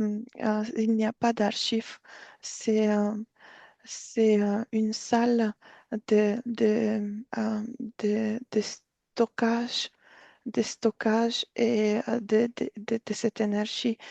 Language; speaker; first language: French; non-native, fluent; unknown